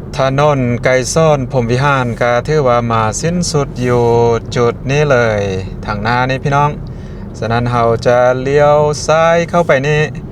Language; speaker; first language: Lao; native; Lao